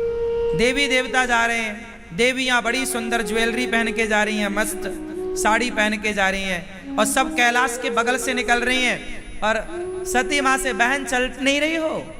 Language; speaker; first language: Hindi; native; Hindi